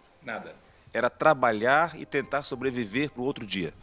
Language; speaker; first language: Portuguese; native; Portuguese